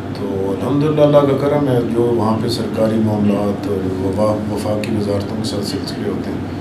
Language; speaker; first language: Urdu; non-native, local second language; Saraiki